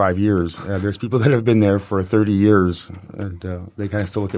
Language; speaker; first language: English; native; English